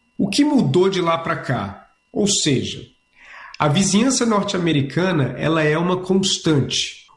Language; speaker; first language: Portuguese; native; Portuguese